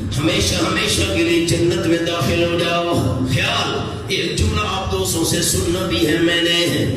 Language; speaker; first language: Urdu; non-native, local second language; Pashto